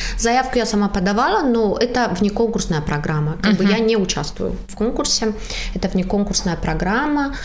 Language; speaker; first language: Russian; non-native, local second language; Tajik